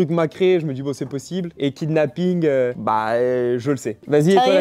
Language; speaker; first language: French; native; French